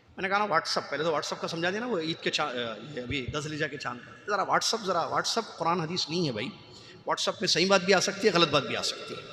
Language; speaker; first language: Urdu; native; Urdu